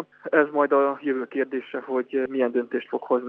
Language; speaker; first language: Hungarian; native; Hungarian